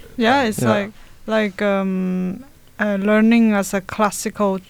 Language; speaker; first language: English; non-native, learner; Chinese